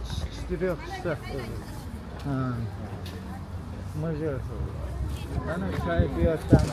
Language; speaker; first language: Russian; non-native, learner; Uzbek